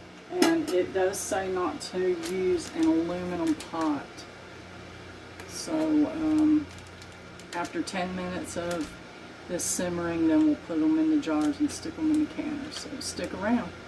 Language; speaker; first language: English; native; English